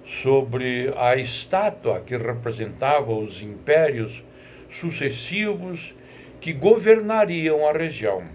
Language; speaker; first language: Portuguese; native; Portuguese